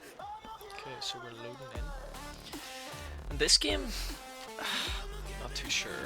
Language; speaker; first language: English; native; English